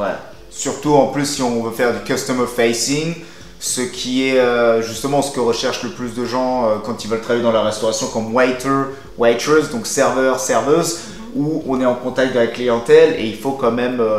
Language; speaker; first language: French; native; French